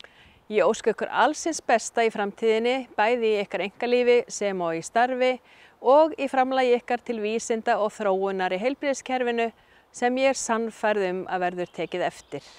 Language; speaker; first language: Icelandic; native; Icelandic